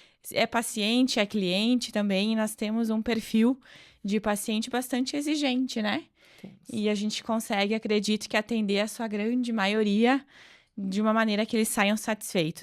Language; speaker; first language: Portuguese; native; Portuguese